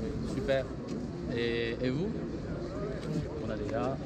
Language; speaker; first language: French; non-native, learner; Chinese